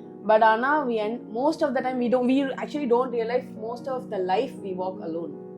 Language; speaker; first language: English; non-native, local second language; Tamil